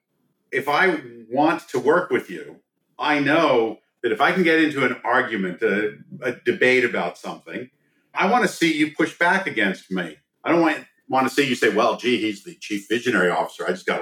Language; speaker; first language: English; native; English